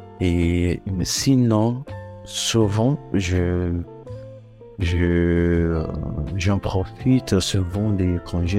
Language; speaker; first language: French; non-native, fluent; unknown